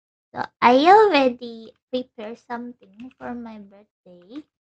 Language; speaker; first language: English; non-native, fluent; Indonesian